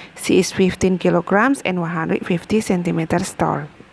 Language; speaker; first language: English; non-native, fluent; Indonesian